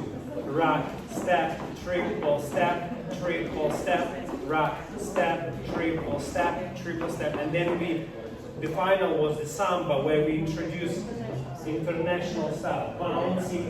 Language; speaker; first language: English; non-native, fluent; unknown